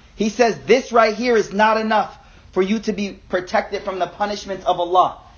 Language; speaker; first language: English; native; English